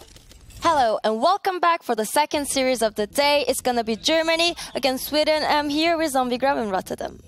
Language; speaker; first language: English; non-native, fluent; French